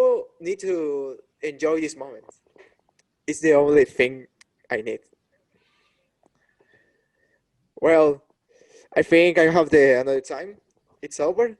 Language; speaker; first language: English; non-native, learner; Spanish